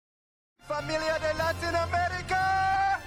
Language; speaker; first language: Spanish; non-native, learner; English